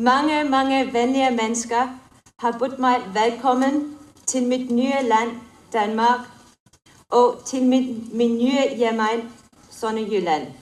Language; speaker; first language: Danish; non-native, learner; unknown